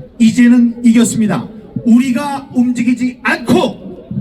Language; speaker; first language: Korean; native; Korean